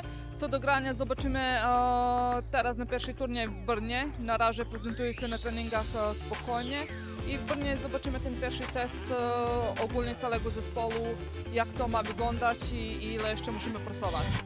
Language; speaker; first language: Polish; non-native, fluent; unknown